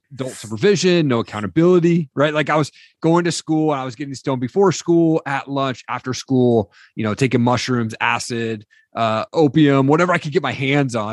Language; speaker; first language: English; native; English